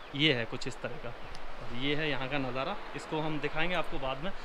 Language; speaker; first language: Hindi; native; Hindi